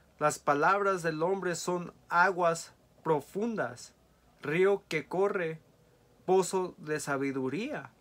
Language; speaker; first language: Spanish; early bilingual, heritage; Spanish